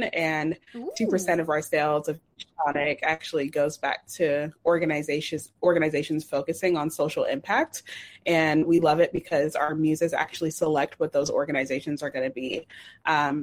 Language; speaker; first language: English; native; English